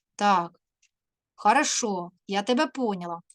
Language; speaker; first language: Russian; non-native, local second language; Ukrainian